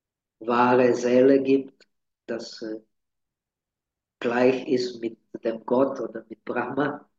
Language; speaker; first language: German; non-native, fluent; Czech